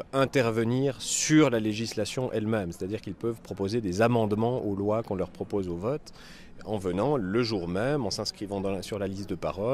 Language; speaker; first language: French; native; French